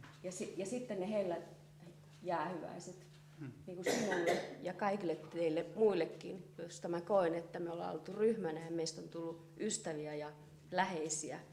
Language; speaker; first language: Finnish; native; Finnish